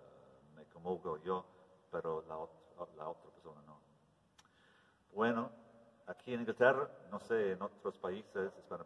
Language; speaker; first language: Spanish; non-native, learner; English